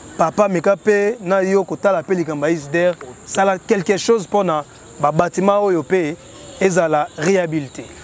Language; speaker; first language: Lingala; native; Lingala